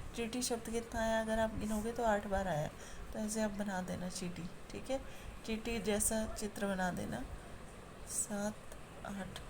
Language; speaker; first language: Hindi; native; Hindi